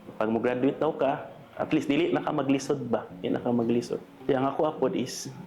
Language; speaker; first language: Cebuano; native; Cebuano